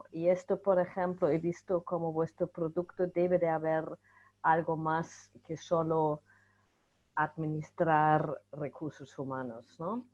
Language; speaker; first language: Spanish; non-native, fluent; German